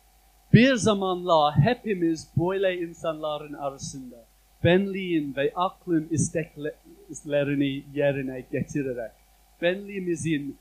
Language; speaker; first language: Turkish; non-native, fluent; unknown